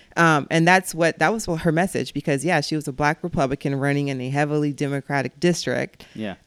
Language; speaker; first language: English; native; English